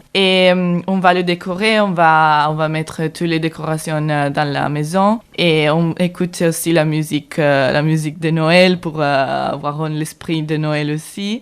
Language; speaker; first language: French; non-native, learner; Italian